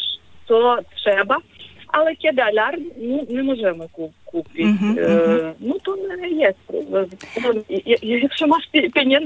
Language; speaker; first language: Polish; non-native, learner; Ukrainian